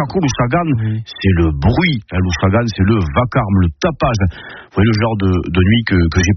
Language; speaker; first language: French; native; French